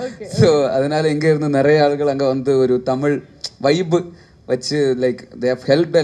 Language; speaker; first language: Tamil; non-native, learner; Malayalam